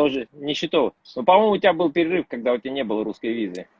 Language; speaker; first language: Russian; native; Russian